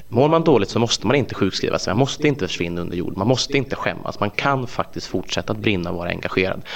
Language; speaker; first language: Swedish; native; Swedish